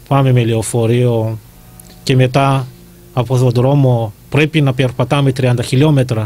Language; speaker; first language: Greek; non-native, learner; Malagasy